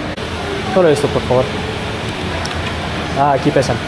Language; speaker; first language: Spanish; non-native, learner; English